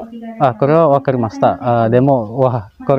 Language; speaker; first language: Japanese; non-native, learner; Indonesian